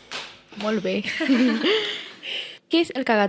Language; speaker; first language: Catalan; non-native, learner; Spanish